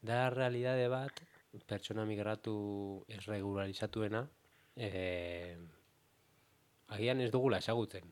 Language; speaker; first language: Basque; native; Basque